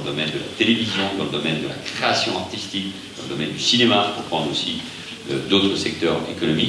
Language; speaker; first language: French; native; French